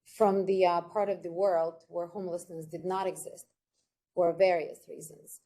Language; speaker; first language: English; non-native, fluent; Ukrainian